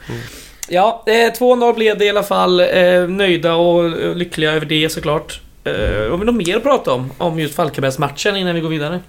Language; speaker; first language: Swedish; native; Swedish